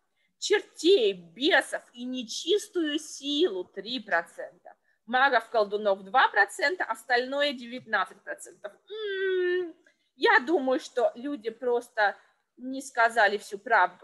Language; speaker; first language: Russian; native; Russian